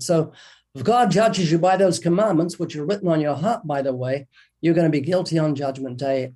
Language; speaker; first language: English; native; English